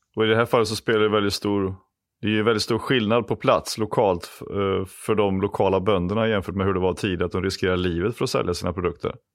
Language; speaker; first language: Swedish; native; Swedish